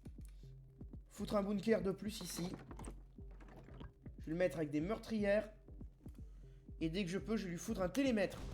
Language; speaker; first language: French; native; French